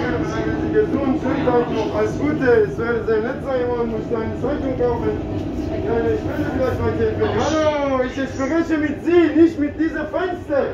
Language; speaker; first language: German; non-native, learner; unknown